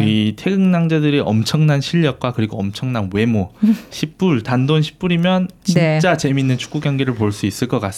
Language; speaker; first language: Korean; native; Korean